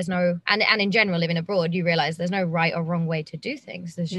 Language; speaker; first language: English; native; English